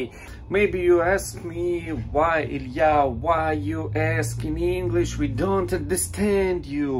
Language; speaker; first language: English; non-native, learner; Russian